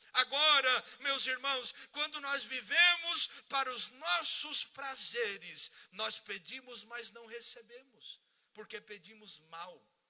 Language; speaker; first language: Portuguese; native; Portuguese